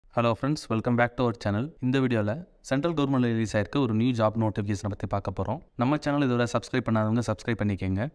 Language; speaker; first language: Tamil; native; Tamil